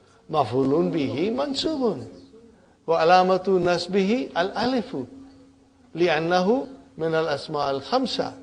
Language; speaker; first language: Arabic; non-native, fluent; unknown